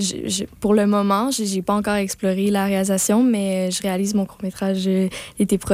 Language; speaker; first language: French; native; French